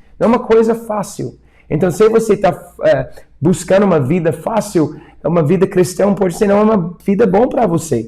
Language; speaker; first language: Portuguese; non-native, fluent; English